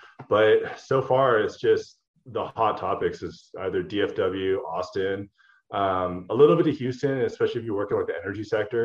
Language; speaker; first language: English; native; English